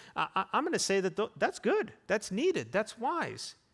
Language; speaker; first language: English; native; English